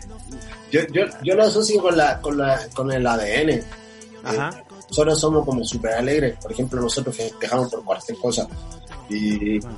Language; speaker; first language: Spanish; non-native, fluent; Portuguese